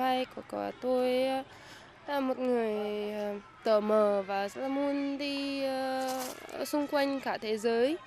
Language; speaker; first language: Vietnamese; non-native, fluent; Russian